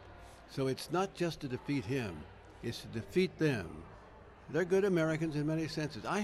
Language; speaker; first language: English; native; English